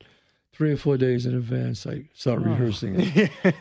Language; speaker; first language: English; native; English